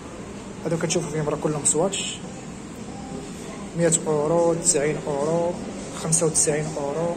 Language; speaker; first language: Arabic; native; Arabic